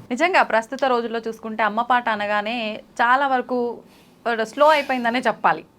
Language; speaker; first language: Telugu; native; Telugu